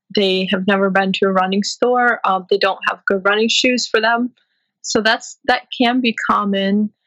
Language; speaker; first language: English; native; English